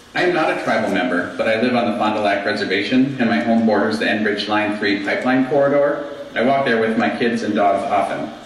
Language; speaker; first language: English; native; English